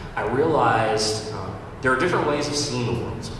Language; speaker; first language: English; native; English